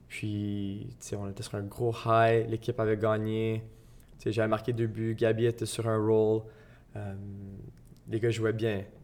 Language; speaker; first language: French; native; French